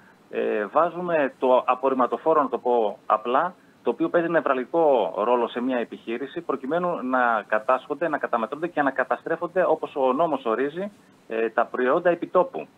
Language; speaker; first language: Greek; native; Greek